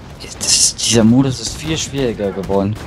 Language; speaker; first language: German; native; German